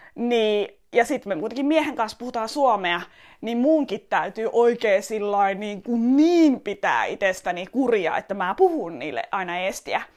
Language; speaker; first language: Finnish; early bilingual, other home language; Estonian